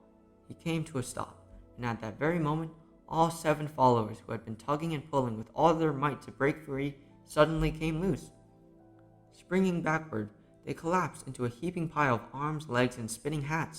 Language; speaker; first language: English; native; English